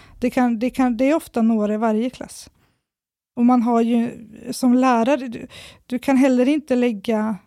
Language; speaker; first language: Swedish; early bilingual, other home language; Persian